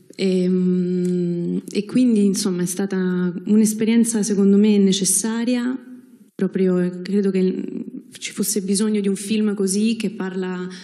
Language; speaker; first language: Italian; native; Italian